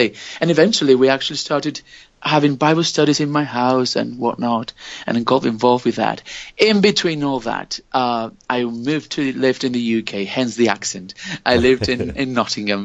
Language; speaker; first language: English; non-native, fluent; Spanish